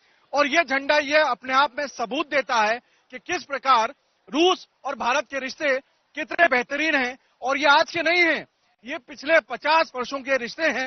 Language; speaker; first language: Hindi; native; Hindi